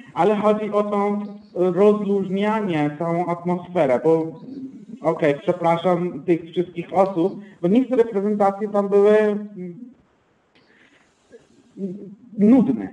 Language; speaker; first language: Polish; non-native, fluent; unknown